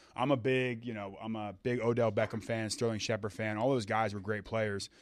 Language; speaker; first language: English; native; English